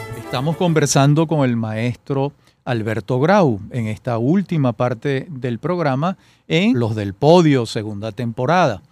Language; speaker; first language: Spanish; native; Spanish